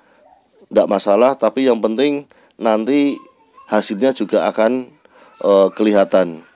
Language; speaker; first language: Indonesian; native; Indonesian